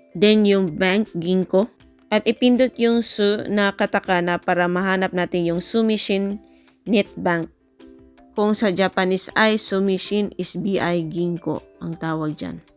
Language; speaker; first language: Filipino; native; Filipino